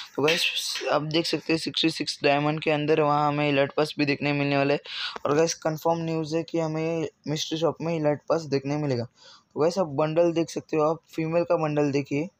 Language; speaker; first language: Hindi; native; Hindi